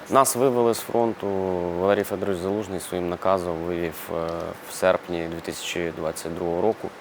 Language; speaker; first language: Ukrainian; non-native, local second language; Russian